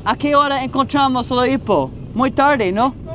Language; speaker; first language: Spanish; non-native, learner; English